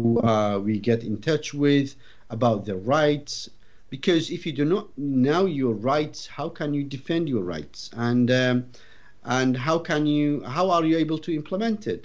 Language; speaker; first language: English; non-native, fluent; Arabic